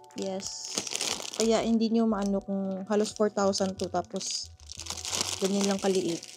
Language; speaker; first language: Filipino; native; Filipino